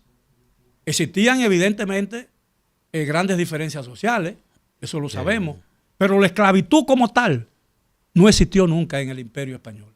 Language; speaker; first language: Spanish; native; Spanish